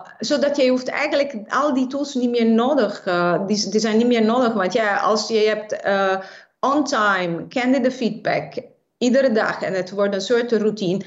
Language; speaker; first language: Dutch; non-native, fluent; Italian